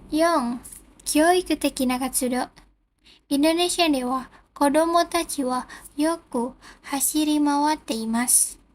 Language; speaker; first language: Japanese; non-native, learner; Indonesian